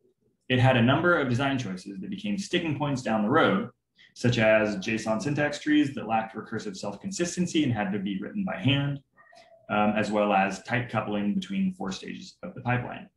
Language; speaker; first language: English; native; English